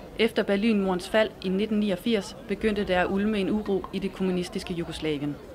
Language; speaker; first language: Danish; native; Danish